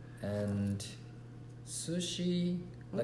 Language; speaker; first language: English; non-native, learner; Japanese